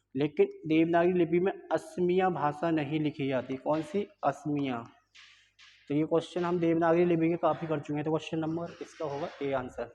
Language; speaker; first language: Hindi; native; Hindi